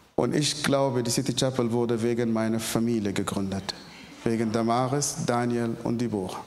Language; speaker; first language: German; non-native, fluent; Arabic